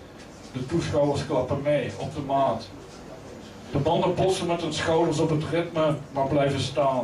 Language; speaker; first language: Dutch; native; Dutch